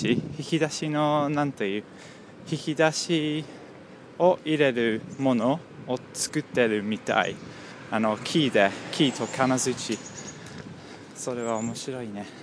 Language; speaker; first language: Japanese; non-native, learner; English